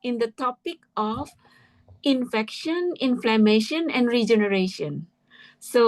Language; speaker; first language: English; non-native, fluent; Indonesian